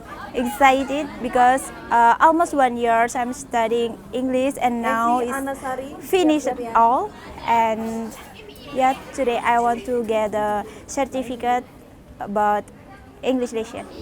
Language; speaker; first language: English; non-native, learner; Indonesian